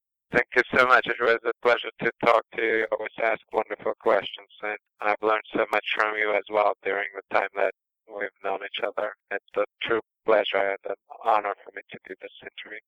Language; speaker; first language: English; non-native, fluent; Russian